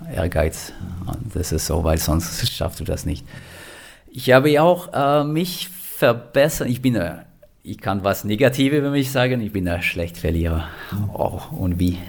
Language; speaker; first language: German; non-native, fluent; French